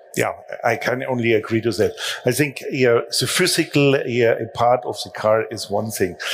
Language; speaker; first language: English; non-native, fluent; German